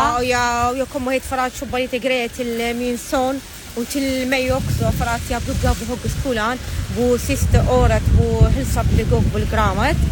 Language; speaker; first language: Swedish; non-native, fluent; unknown